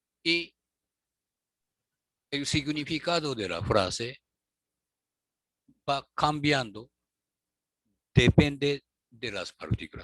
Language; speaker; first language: Spanish; non-native, learner; Japanese